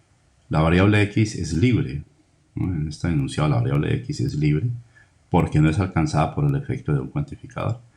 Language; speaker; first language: Spanish; native; Spanish